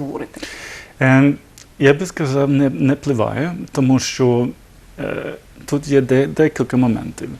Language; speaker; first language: Ukrainian; non-native, learner; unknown